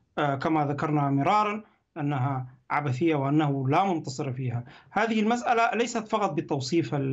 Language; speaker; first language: Arabic; native; Arabic